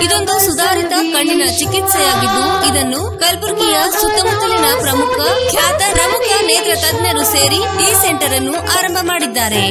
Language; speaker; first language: Kannada; native; Kannada